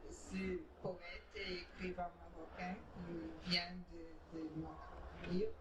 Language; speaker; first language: French; non-native, fluent; Portuguese